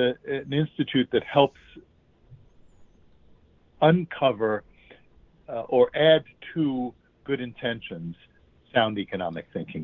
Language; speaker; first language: English; native; English